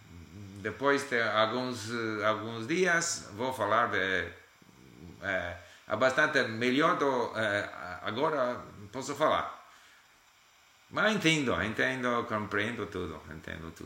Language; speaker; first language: Portuguese; non-native, learner; English